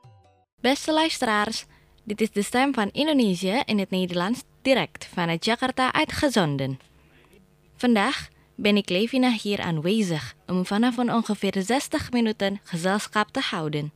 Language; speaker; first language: Dutch; non-native, fluent; Indonesian